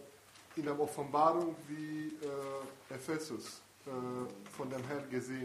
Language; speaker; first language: German; non-native, fluent; Italian